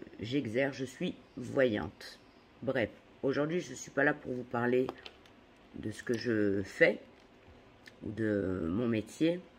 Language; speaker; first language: French; native; French